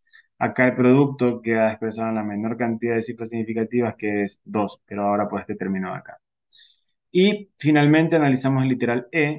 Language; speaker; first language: Spanish; native; Spanish